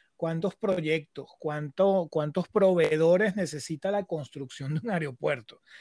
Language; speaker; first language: Spanish; native; Spanish